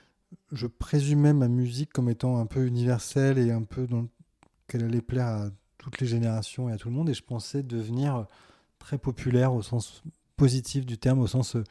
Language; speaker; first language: French; native; French